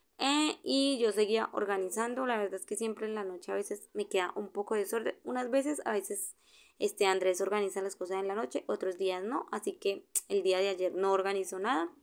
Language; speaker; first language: Spanish; native; Spanish